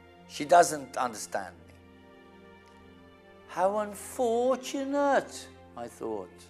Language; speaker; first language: English; native; English